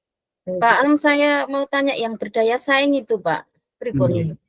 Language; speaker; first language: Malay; non-native, local second language; Javanese